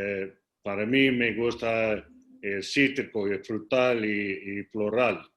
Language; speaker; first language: Spanish; non-native, learner; English